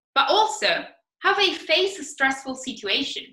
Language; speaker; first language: English; non-native, fluent; Italian